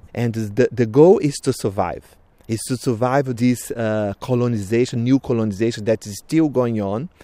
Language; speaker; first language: English; non-native, fluent; Portuguese